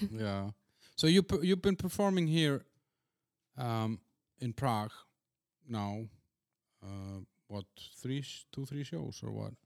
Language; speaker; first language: English; non-native, fluent; Icelandic